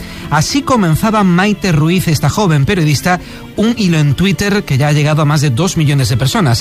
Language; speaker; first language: Spanish; native; Spanish